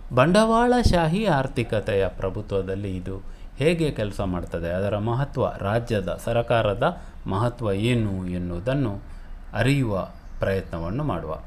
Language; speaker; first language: Kannada; non-native, local second language; Konkani